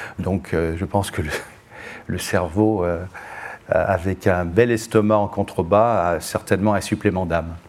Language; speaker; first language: French; native; French